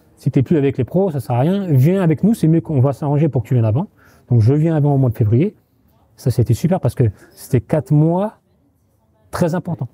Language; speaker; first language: French; native; French